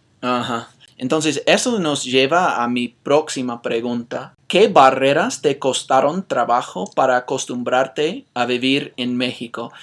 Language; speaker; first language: Spanish; non-native, fluent; English